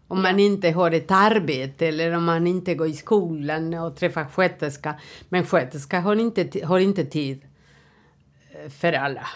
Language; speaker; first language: Swedish; non-native, fluent; Spanish